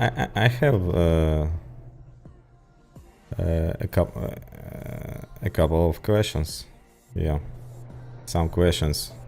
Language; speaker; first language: English; non-native, learner; Ukrainian